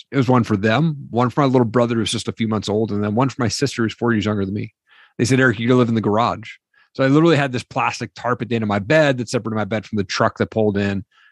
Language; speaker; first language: English; native; English